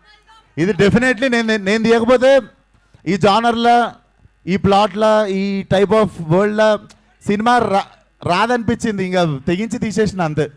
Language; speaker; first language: Telugu; native; Telugu